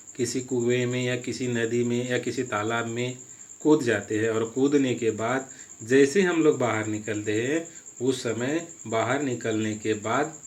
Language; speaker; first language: Hindi; non-native, local second language; Marathi